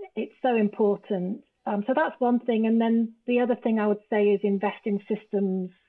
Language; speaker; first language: English; native; English